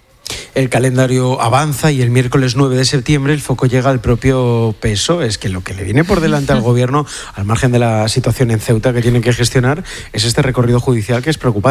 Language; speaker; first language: Spanish; native; Spanish